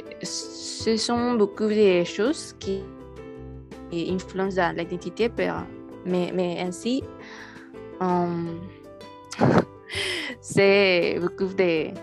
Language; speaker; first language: French; non-native, learner; Spanish